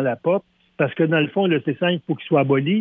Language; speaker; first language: French; native; French